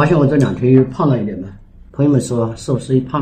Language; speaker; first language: Chinese; native; Chinese